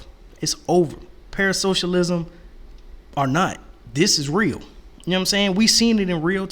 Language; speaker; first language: English; native; English